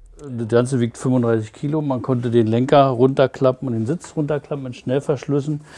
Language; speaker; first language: German; native; German